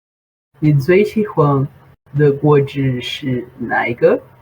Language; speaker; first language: Chinese; non-native, fluent; Portuguese